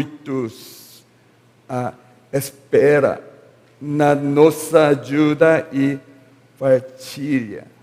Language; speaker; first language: Portuguese; non-native, learner; Korean